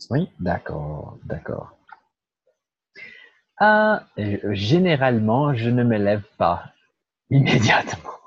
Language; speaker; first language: French; non-native, learner; Portuguese